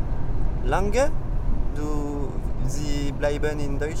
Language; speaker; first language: German; non-native, learner; French